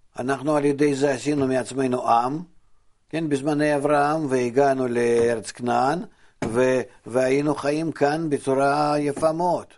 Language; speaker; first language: Hebrew; non-native, fluent; Russian